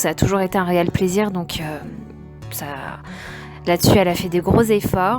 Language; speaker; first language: French; native; French